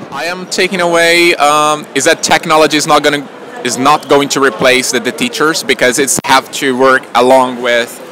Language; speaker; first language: English; non-native, fluent; Romanian